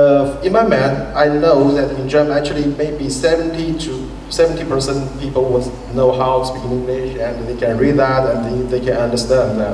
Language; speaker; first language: English; non-native, fluent; Chinese